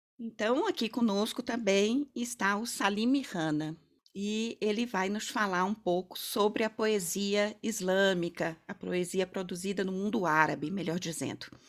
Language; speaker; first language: Portuguese; native; Portuguese